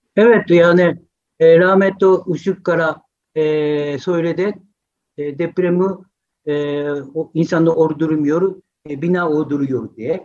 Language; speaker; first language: Turkish; non-native, fluent; Japanese